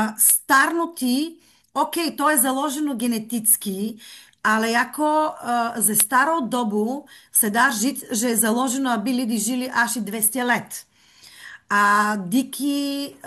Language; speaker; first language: Czech; non-native, fluent; Bulgarian